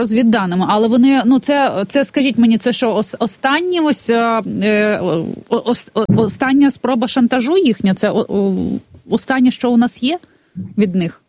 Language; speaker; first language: Ukrainian; native; Ukrainian